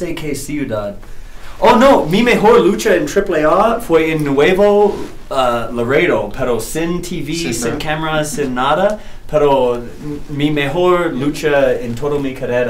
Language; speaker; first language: Spanish; non-native, learner; English